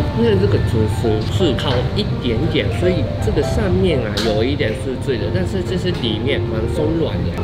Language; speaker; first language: Chinese; non-native, fluent; Japanese